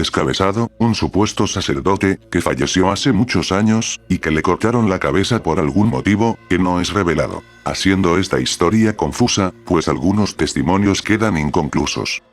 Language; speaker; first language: Spanish; native; Spanish